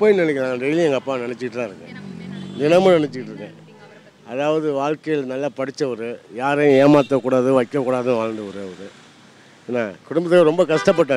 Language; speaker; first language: Tamil; native; Tamil